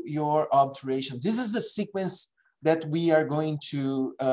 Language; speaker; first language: English; non-native, fluent; Portuguese